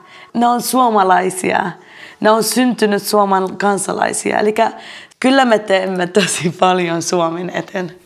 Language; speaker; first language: Finnish; non-native, fluent; Arabic